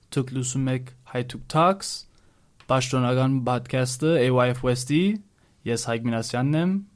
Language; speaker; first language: Armenian; early bilingual, heritage; Armenian